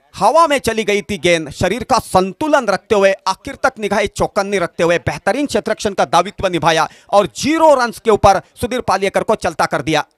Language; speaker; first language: Hindi; non-native, local second language; Marathi